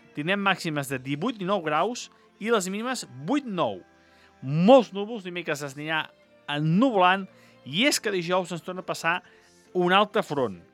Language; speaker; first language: Catalan; native; Catalan